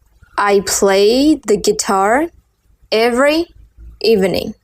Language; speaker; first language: English; non-native, learner; Burmese